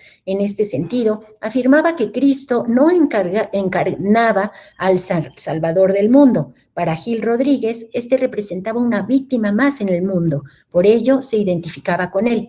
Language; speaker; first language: Spanish; native; Spanish